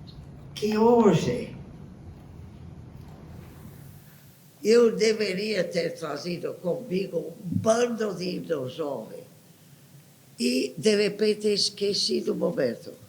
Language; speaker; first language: Portuguese; non-native, fluent; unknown